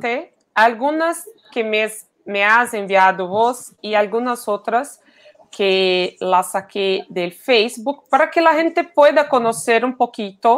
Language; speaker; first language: Spanish; non-native, fluent; Portuguese